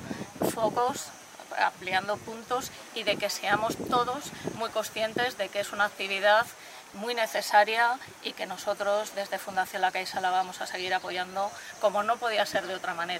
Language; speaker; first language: Spanish; native; Spanish